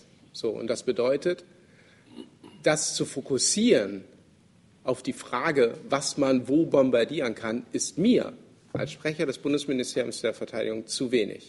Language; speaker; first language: German; native; German